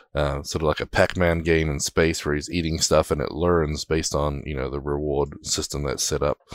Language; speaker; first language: English; native; English